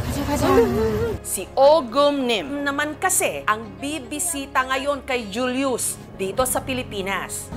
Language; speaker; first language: Filipino; native; Filipino